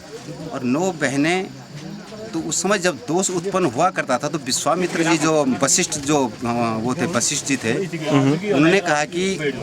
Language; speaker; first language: Hindi; native; Hindi